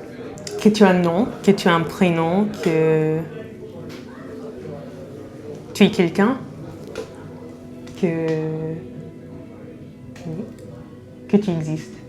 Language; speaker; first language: French; non-native, fluent; English